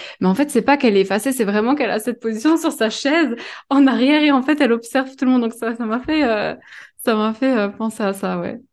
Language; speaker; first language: French; native; French